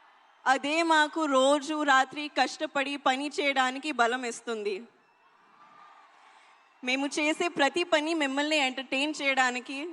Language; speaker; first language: Telugu; non-native, learner; Hindi